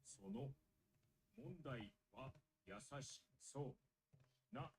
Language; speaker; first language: Japanese; non-native, learner; English